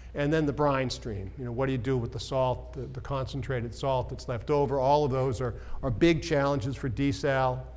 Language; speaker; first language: English; native; English